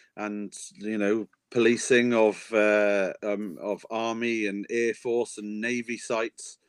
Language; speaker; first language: English; native; English